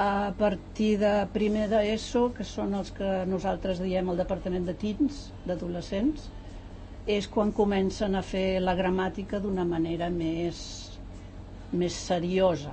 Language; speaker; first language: Catalan; native; Catalan